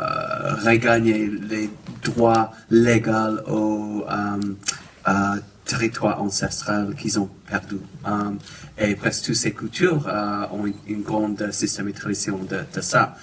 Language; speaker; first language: French; non-native, fluent; English